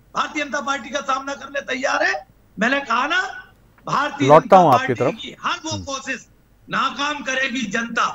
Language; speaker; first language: Hindi; native; Hindi